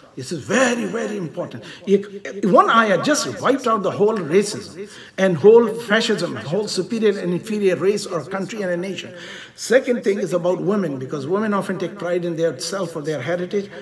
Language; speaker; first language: English; non-native, local second language; Urdu